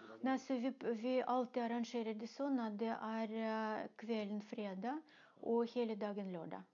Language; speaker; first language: Norwegian; non-native, fluent; Russian